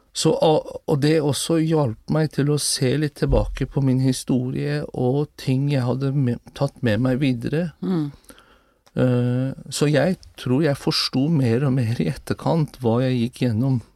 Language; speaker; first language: Norwegian; non-native, fluent; Persian